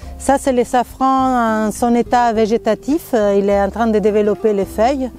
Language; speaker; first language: French; non-native, fluent; Italian